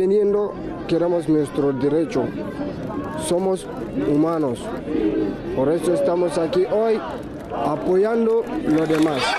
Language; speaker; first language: Spanish; non-native, learner; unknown